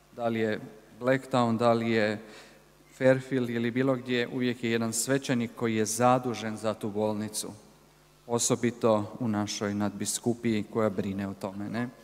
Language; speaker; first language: Croatian; native; Croatian